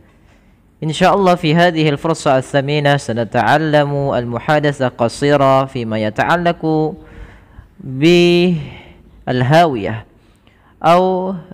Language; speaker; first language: Arabic; non-native, fluent; Indonesian